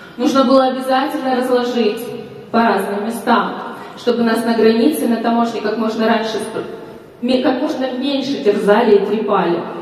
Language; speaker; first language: Russian; native; Russian